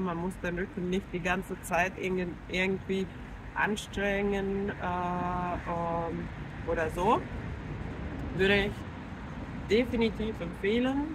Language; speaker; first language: German; non-native, fluent; Finnish